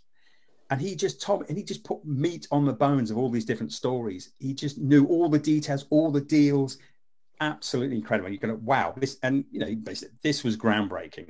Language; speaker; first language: English; native; English